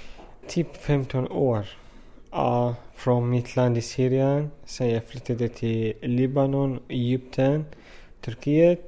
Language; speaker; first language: Swedish; non-native, fluent; Arabic